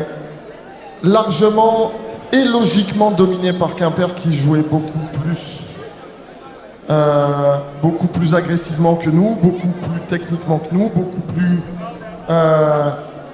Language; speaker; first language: French; native; French